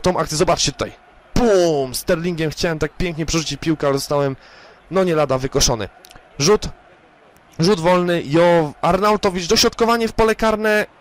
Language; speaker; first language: Polish; native; Polish